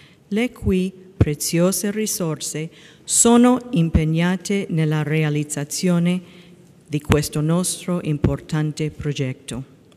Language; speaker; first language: Italian; non-native, fluent; English